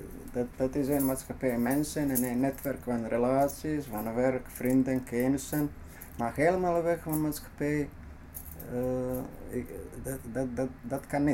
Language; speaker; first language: Dutch; non-native, fluent; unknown